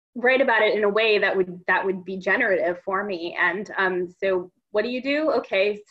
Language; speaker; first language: English; native; English